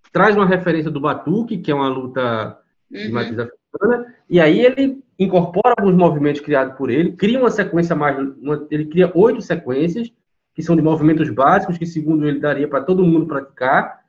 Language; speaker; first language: Portuguese; native; Portuguese